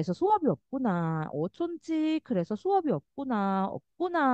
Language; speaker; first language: Korean; non-native, fluent; Indonesian